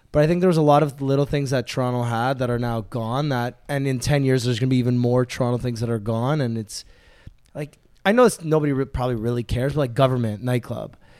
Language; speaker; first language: English; native; English